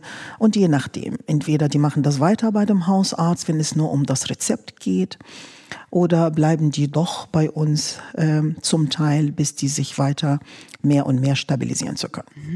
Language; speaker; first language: German; non-native, fluent; Arabic